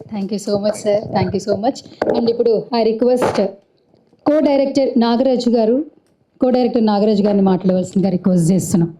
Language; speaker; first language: Telugu; native; Telugu